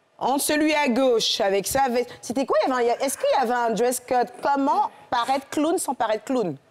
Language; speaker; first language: French; native; French